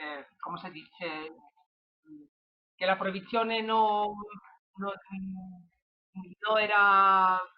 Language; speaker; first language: Italian; non-native, learner; Spanish